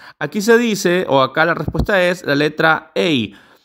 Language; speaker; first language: Spanish; native; Spanish